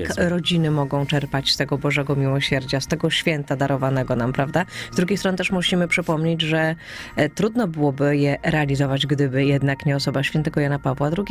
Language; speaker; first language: Polish; native; Polish